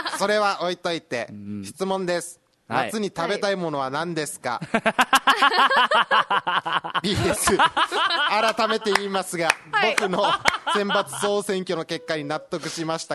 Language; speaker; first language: Japanese; native; Japanese